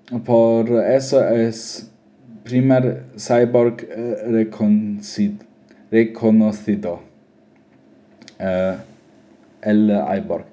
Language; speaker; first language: Spanish; non-native, learner; German